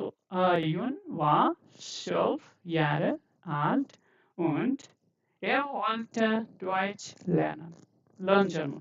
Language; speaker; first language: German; non-native, fluent; Hindi